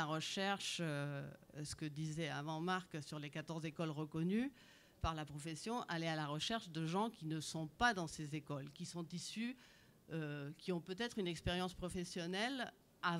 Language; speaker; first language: French; native; French